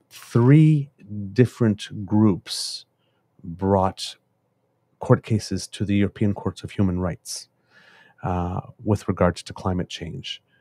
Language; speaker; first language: English; native; English